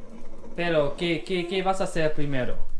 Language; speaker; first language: Spanish; non-native, learner; German